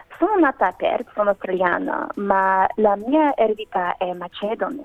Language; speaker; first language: Italian; non-native, learner; Macedonian